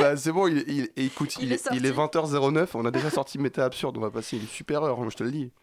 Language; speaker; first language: French; native; French